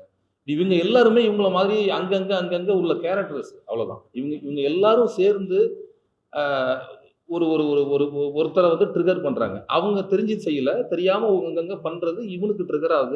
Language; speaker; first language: Tamil; native; Tamil